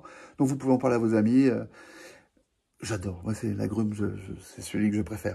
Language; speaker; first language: French; native; French